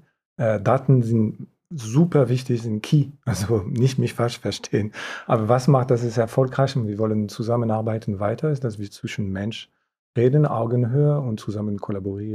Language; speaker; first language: German; non-native, fluent; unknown